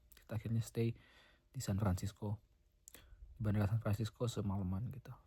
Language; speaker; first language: Indonesian; native; Indonesian